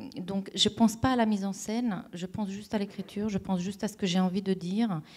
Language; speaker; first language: French; non-native, fluent; Romanian